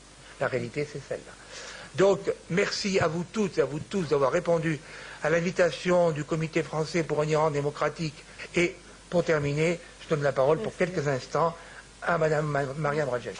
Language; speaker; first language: French; native; French